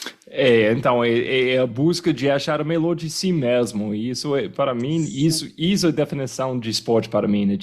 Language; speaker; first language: Portuguese; non-native, fluent; English